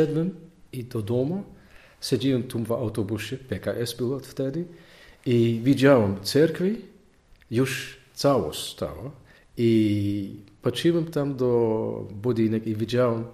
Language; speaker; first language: Polish; non-native, learner; Dutch